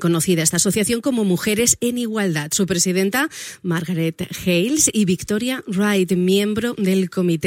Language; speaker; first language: Spanish; native; Spanish